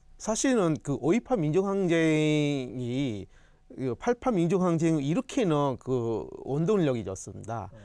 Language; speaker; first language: Korean; non-native, fluent; Burmese